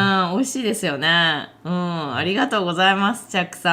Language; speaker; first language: Japanese; native; Japanese